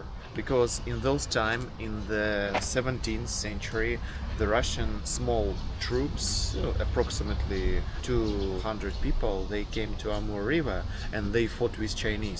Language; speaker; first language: English; non-native, fluent; Russian